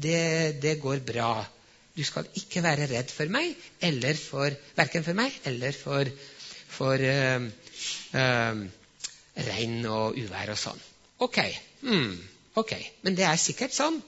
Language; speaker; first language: Norwegian; non-native, fluent; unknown